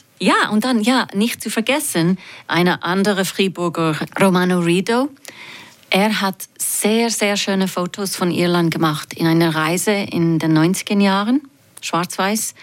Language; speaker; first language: German; non-native, fluent; English